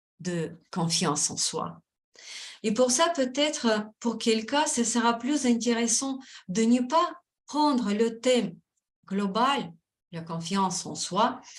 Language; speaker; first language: French; non-native, fluent; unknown